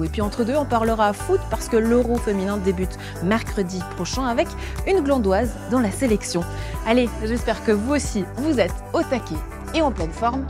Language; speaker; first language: French; native; French